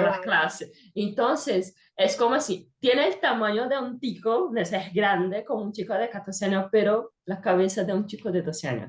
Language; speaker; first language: Spanish; non-native, fluent; Portuguese